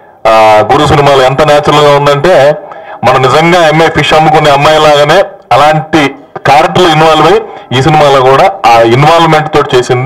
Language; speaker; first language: Telugu; native; Telugu